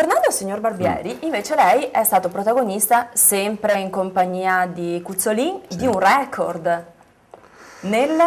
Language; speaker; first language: Italian; native; Italian